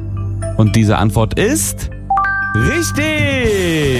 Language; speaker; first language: German; native; German